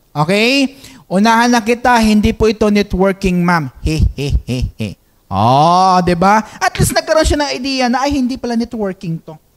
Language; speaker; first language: Filipino; non-native, local second language; Hiligaynon